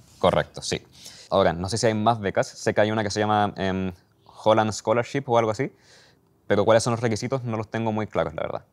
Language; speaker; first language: Spanish; native; Spanish